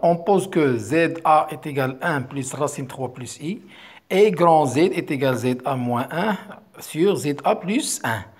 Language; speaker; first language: French; non-native, local second language; Arabic